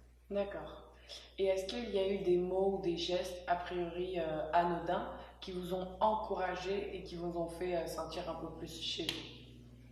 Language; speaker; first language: French; native; French